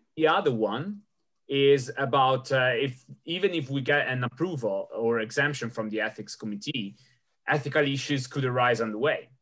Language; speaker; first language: English; non-native, fluent; Italian